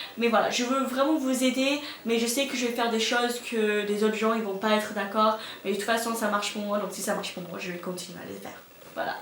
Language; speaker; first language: French; non-native, fluent; English